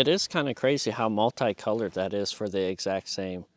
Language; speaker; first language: English; native; English